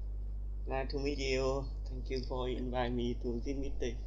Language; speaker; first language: English; non-native, learner; Vietnamese